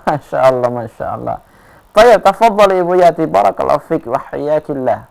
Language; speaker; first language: Arabic; non-native, fluent; Indonesian